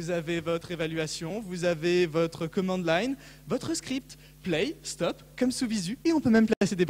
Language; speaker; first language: French; native; French